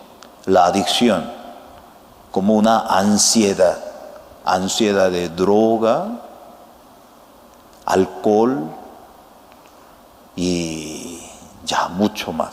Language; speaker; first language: Spanish; non-native, fluent; Korean